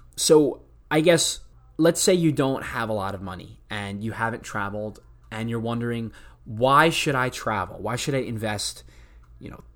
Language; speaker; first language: English; native; English